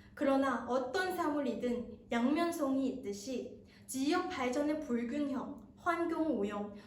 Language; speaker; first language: Korean; non-native, fluent; Chinese